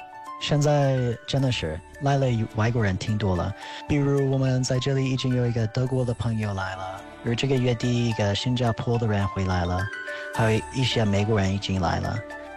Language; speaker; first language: Chinese; non-native, fluent; English